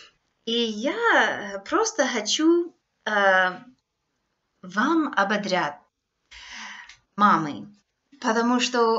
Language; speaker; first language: Russian; non-native, fluent; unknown